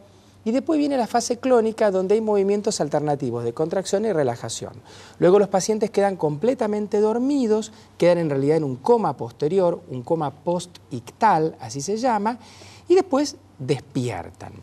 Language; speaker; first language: Spanish; native; Spanish